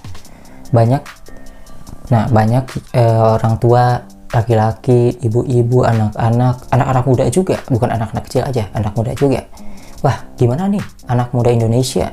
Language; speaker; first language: Indonesian; native; Indonesian